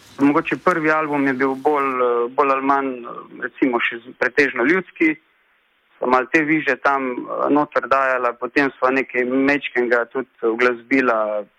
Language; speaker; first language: Slovenian; native; Slovenian